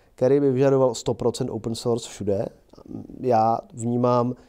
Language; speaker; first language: Czech; native; Czech